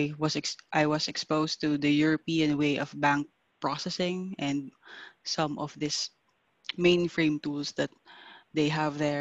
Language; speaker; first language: English; non-native, local second language; Filipino